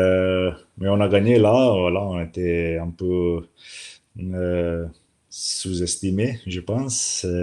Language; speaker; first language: French; non-native, learner; Slovenian